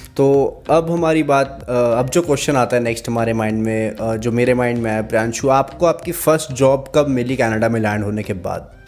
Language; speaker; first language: Hindi; native; Hindi